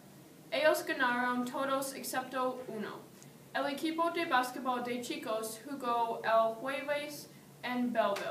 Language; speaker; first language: Spanish; non-native, learner; English